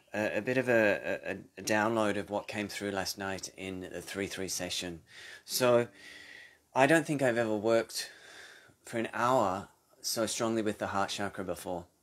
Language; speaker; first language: English; native; English